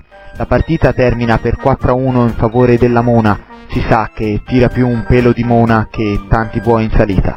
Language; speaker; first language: Italian; native; Italian